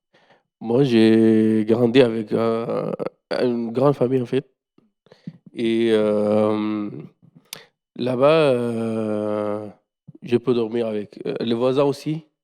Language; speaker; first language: French; non-native, learner; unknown